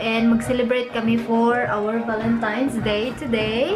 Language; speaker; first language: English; non-native, local second language; Filipino